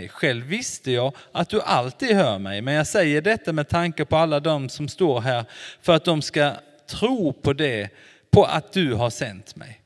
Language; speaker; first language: Swedish; non-native, fluent; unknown